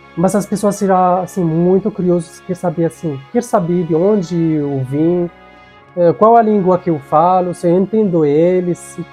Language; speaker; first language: Portuguese; non-native, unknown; Arabic